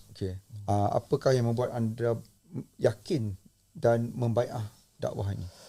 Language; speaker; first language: Malay; native; Malay